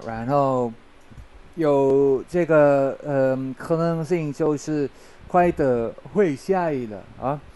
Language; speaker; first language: Chinese; non-native, fluent; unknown